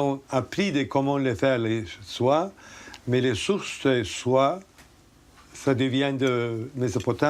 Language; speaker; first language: French; non-native, fluent; Turkish